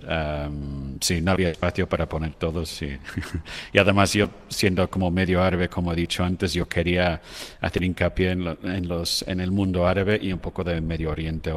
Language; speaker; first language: Spanish; non-native, fluent; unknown